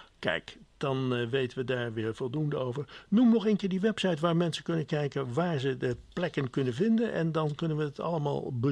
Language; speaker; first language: Dutch; native; Dutch